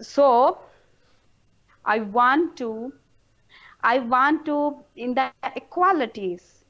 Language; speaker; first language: English; non-native, learner; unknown